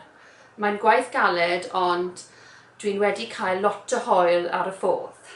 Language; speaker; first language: Welsh; non-native, local second language; English